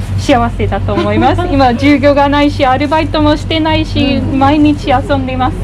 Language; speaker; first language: Japanese; non-native, fluent; English